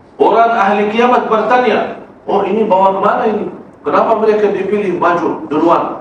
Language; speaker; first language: Malay; non-native, fluent; Arabic